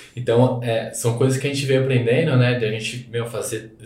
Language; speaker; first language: Portuguese; native; Portuguese